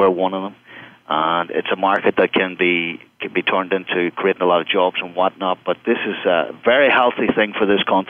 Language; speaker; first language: English; native; English